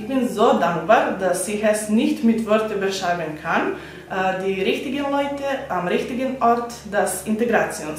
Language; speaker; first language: German; non-native, fluent; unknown